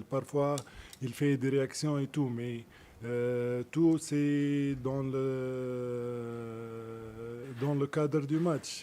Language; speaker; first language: French; non-native, local second language; Arabic